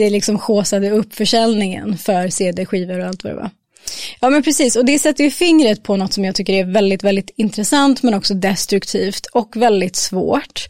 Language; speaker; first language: Swedish; native; Swedish